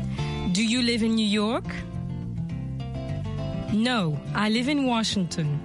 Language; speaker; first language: English; non-native, fluent; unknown